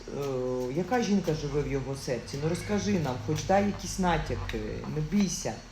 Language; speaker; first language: Ukrainian; non-native, local second language; Russian